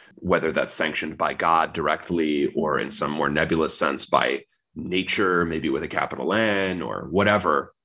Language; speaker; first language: English; native; English